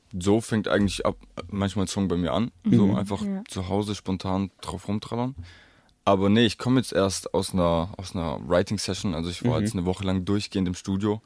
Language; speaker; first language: German; native; German